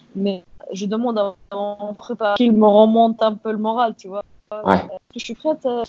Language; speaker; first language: French; non-native, local second language; Arabic